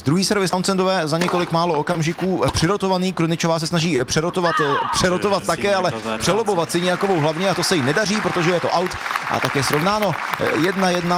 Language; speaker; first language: Czech; native; Czech